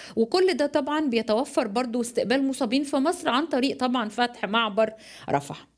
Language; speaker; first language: Arabic; native; Arabic